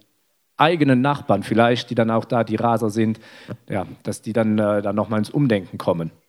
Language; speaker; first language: German; native; German